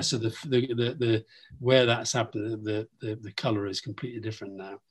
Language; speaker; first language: English; native; English